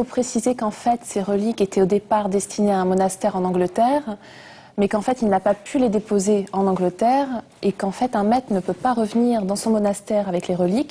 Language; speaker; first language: French; native; French